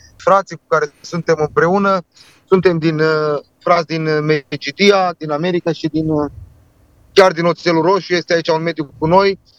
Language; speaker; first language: Romanian; non-native, local second language; Turkish